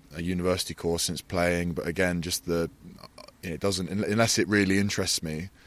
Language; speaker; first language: English; native; English